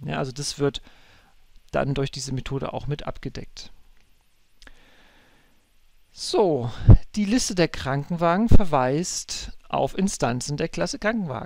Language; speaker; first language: German; native; German